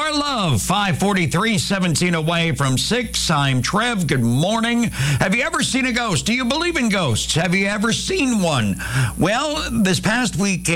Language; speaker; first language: English; native; English